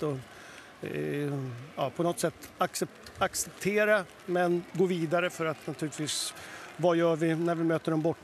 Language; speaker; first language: Swedish; native; Swedish